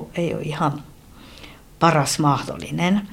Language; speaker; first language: Finnish; non-native, fluent; French